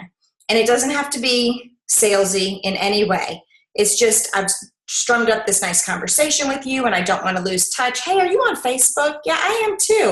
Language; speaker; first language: English; native; English